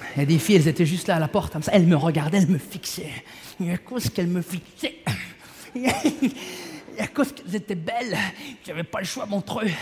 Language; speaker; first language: French; early bilingual, other home language; Arabic